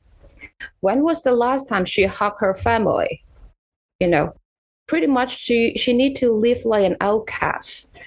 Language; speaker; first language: English; non-native, local second language; Cantonese